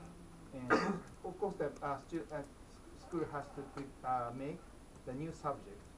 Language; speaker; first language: English; non-native, fluent; Japanese